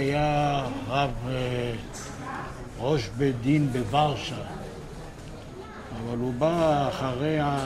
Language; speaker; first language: Hebrew; non-native, local second language; Yiddish